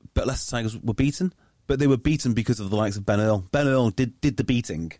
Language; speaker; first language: English; native; English